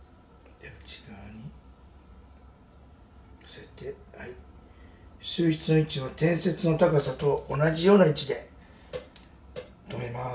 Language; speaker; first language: Japanese; native; Japanese